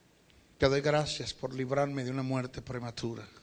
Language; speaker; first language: Spanish; native; Spanish